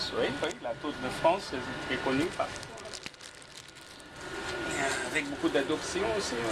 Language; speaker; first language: French; non-native, fluent; Arabic